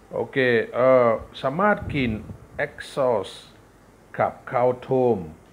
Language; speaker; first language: Thai; non-native, fluent; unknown